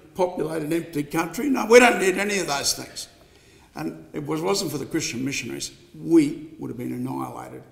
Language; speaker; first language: English; native; English